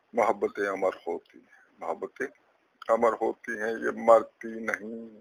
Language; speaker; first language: Urdu; non-native, local second language; Punjabi